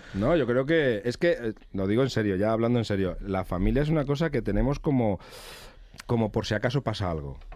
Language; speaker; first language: Spanish; native; Spanish